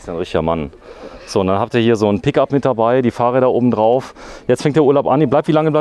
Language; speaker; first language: German; native; German